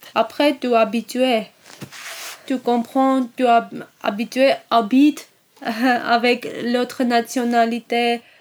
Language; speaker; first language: French; non-native, learner; Armenian